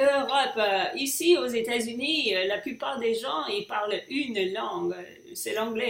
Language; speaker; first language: French; non-native, fluent; English